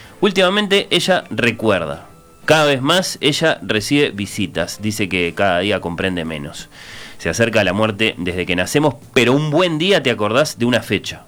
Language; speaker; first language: Spanish; native; Spanish